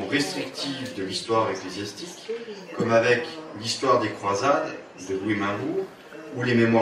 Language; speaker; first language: French; native; French